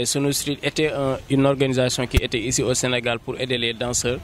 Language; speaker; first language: French; non-native, local second language; Wolof